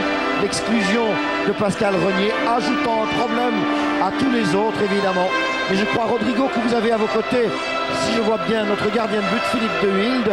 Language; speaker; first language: French; native; French